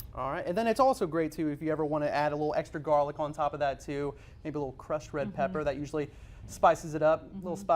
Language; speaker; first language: English; native; English